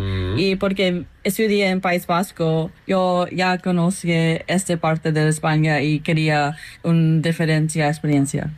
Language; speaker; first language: Spanish; non-native, fluent; English